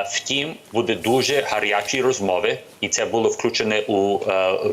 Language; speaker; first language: Ukrainian; early bilingual, other home language; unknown